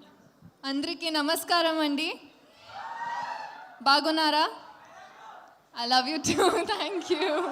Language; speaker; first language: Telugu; non-native, learner; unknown